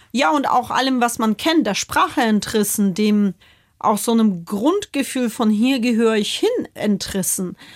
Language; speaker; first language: German; early bilingual, other home language; Russian